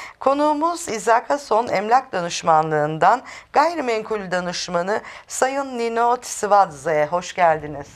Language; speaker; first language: Turkish; native; Turkish